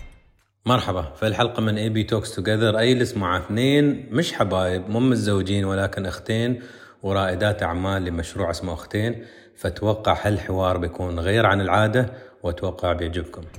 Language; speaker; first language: Arabic; native; Arabic